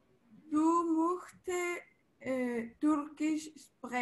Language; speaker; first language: German; non-native, learner; Spanish